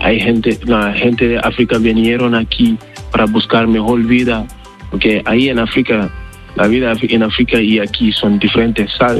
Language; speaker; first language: Spanish; non-native, learner; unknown